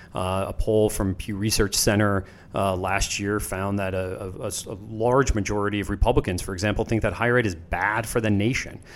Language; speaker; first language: English; native; English